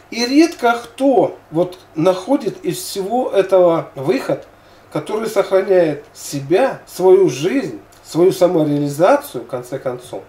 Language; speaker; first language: Russian; native; Russian